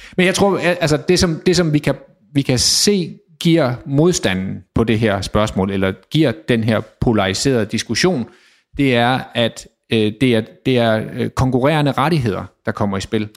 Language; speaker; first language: Danish; native; Danish